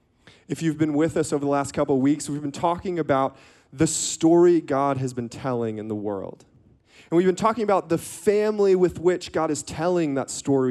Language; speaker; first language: English; native; English